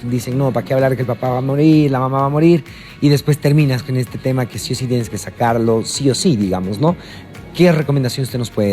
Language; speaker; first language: Spanish; native; Spanish